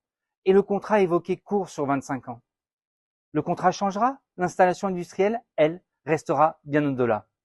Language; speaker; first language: French; native; French